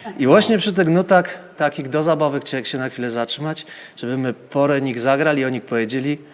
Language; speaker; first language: Polish; native; Polish